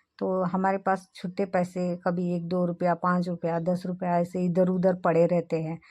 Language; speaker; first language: Hindi; non-native, local second language; Marathi